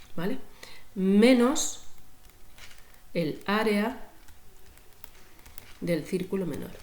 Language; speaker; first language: Spanish; native; Spanish